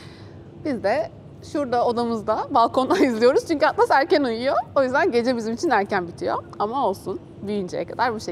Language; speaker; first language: Turkish; native; Turkish